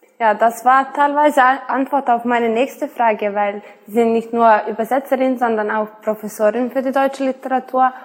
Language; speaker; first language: German; non-native, fluent; Serbian